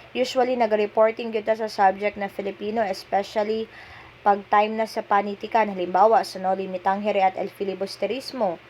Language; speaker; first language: Filipino; non-native, local second language; Cebuano